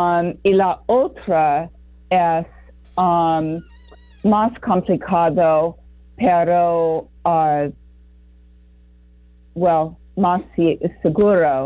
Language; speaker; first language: Spanish; non-native, fluent; English